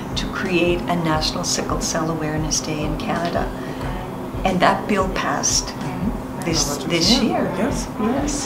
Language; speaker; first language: English; native; English